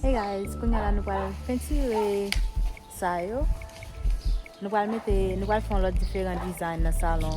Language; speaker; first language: Haitian Creole; early bilingual, heritage; Haitian Creole